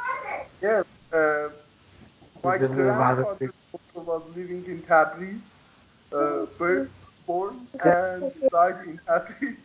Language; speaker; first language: English; non-native, learner; Persian